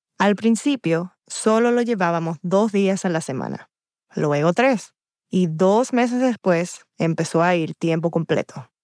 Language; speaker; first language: Spanish; early bilingual, heritage; Spanish